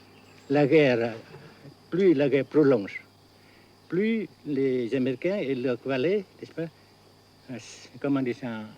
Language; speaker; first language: French; non-native, fluent; Vietnamese